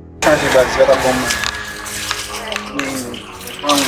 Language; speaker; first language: Portuguese; non-native, learner; Haitian Creole